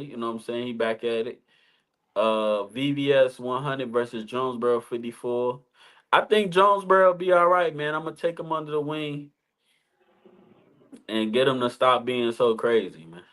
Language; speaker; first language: English; native; English